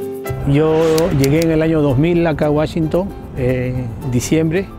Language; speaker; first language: Spanish; native; Spanish